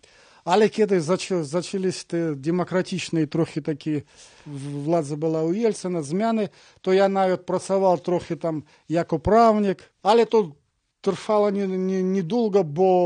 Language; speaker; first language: Polish; non-native, learner; Russian